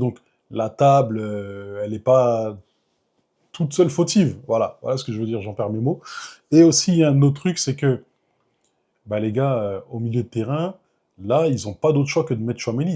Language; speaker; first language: French; native; French